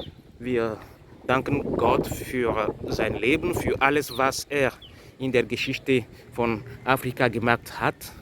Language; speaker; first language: German; non-native, fluent; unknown